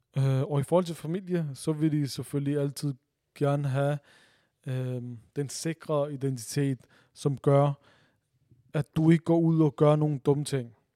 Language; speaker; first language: Danish; early bilingual, other home language; Urdu